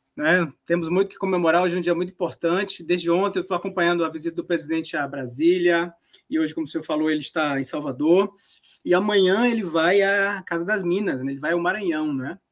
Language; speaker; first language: Portuguese; native; Portuguese